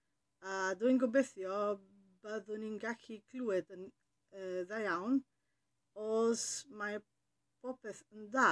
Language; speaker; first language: Welsh; non-native, learner; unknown